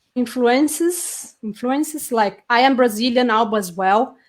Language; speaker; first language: English; non-native, fluent; Portuguese